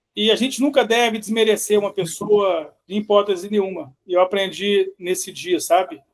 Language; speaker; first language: Portuguese; native; Portuguese